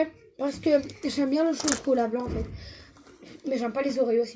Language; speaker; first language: French; native; French